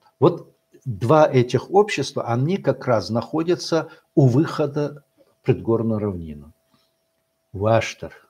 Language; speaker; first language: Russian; non-native, local second language; Chechen